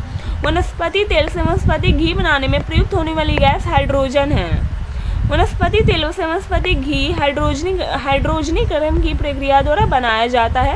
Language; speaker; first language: Hindi; native; Hindi